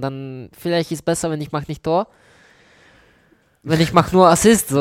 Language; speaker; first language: German; non-native, learner; Czech